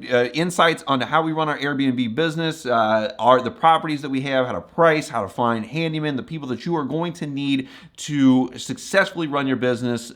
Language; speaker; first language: English; native; English